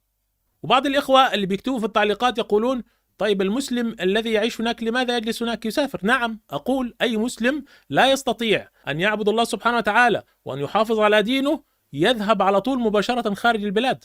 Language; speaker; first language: Arabic; native; Arabic